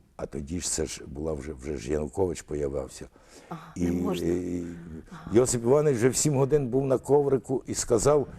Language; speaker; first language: Ukrainian; early bilingual, other home language; Russian